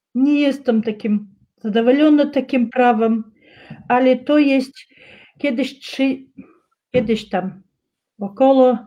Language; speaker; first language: Polish; non-native, learner; Russian